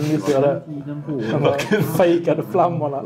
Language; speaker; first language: Swedish; native; Swedish